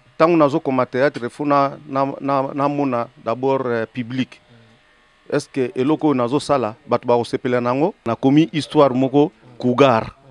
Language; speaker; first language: Lingala; native; Lingala